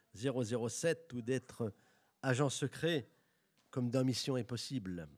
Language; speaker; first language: French; native; French